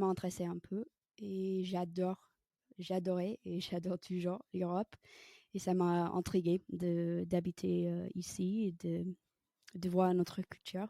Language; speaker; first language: French; non-native, fluent; English